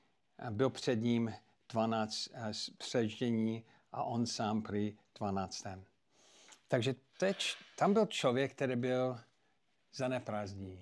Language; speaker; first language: Czech; non-native, fluent; English